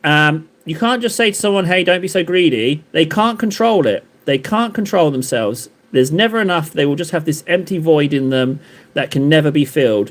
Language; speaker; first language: English; native; English